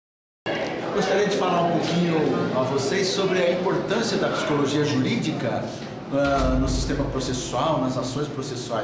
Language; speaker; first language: Portuguese; native; Portuguese